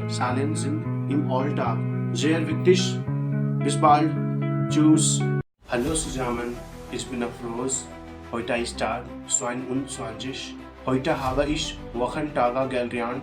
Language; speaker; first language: German; non-native, learner; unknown